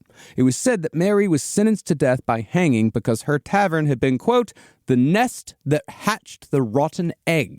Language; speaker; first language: English; native; English